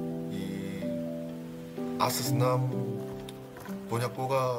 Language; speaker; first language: Bulgarian; non-native, learner; Korean